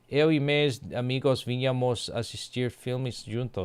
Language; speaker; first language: Portuguese; non-native, learner; English